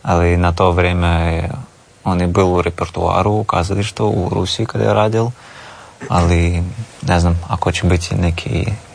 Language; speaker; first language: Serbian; non-native, learner; Russian